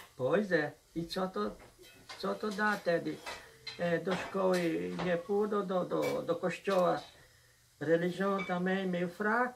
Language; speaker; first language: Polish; early bilingual, heritage; Polish